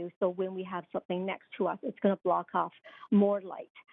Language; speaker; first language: English; non-native, local second language; Cantonese